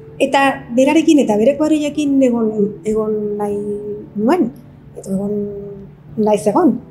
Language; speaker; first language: Basque; non-native, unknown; Spanish